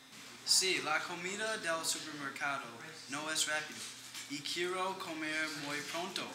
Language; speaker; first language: Spanish; non-native, learner; English